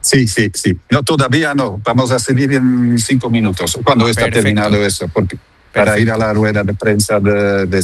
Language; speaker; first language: Spanish; non-native, fluent; Dutch